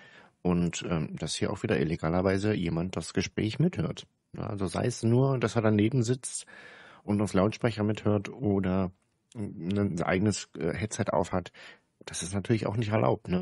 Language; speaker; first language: German; native; German